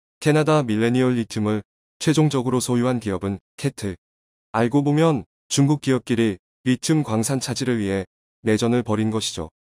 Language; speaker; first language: Korean; native; Korean